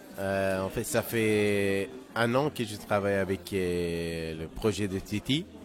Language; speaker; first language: French; non-native, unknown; Persian